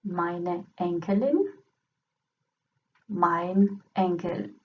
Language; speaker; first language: German; non-native, fluent; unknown